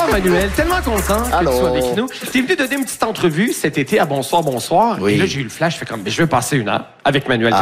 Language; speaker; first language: French; native; French